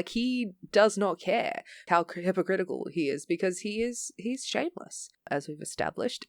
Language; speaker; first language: English; native; English